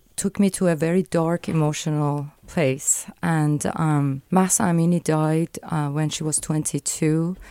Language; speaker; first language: English; non-native, fluent; Persian